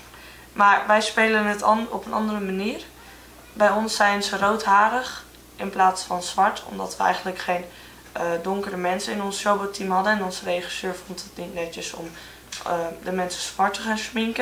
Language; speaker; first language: Dutch; native; Dutch